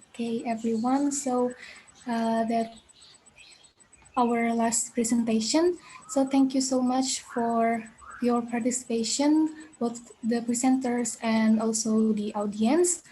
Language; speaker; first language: English; non-native, learner; Indonesian